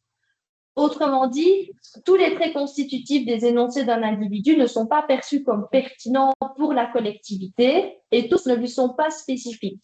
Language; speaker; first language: French; native; French